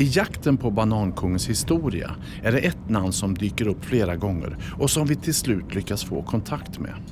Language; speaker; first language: Swedish; native; Swedish